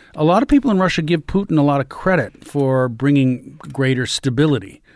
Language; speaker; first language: English; native; English